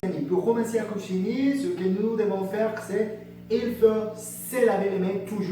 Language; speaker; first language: French; non-native, learner; Spanish